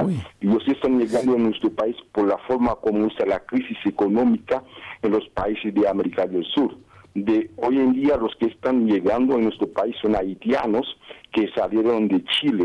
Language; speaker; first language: Spanish; non-native, fluent; Haitian Creole